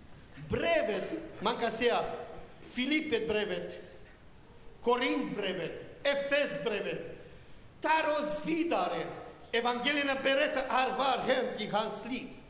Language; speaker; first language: Swedish; non-native, learner; Romanian